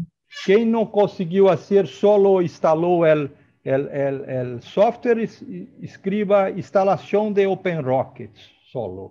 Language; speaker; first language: Spanish; non-native, learner; Portuguese